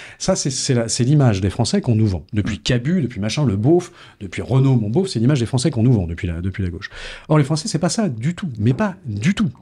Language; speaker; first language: French; native; French